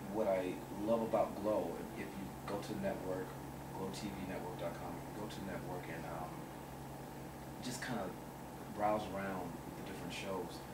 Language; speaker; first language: English; native; English